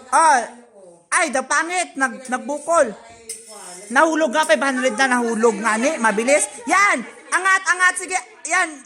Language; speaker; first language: Filipino; non-native, local second language; Cebuano